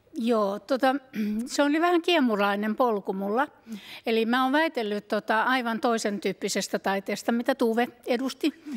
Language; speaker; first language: Finnish; native; Finnish